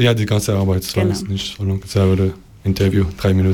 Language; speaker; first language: German; non-native, learner; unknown